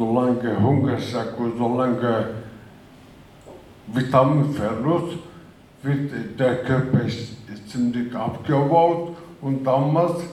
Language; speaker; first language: German; non-native, fluent; Turkish